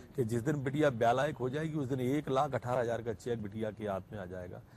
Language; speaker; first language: Hindi; native; Hindi